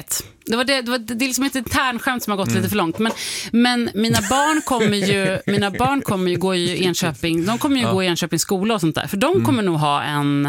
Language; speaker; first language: Swedish; native; Swedish